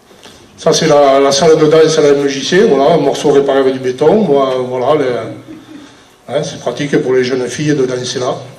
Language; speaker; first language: French; native; French